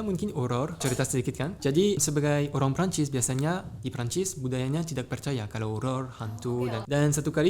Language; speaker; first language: Indonesian; non-native, fluent; French